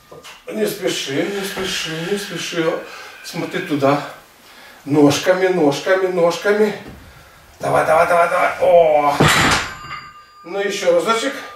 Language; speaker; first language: Russian; native; Russian